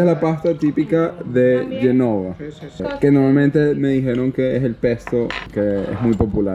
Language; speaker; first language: Spanish; native; Spanish